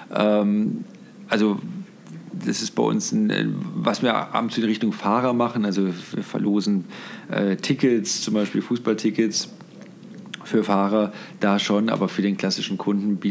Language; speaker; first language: German; native; German